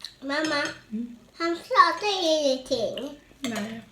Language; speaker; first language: Swedish; early bilingual, other home language; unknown